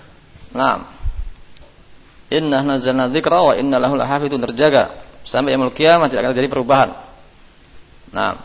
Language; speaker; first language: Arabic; non-native, fluent; Indonesian